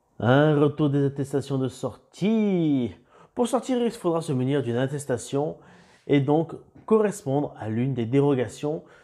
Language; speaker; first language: French; native; French